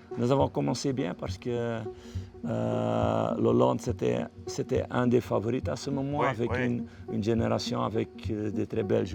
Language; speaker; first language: French; non-native, local second language; Dutch